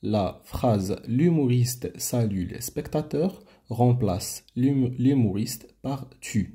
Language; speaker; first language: French; non-native, local second language; Arabic